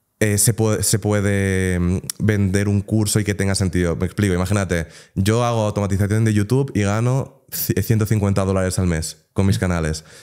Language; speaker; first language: Spanish; native; Spanish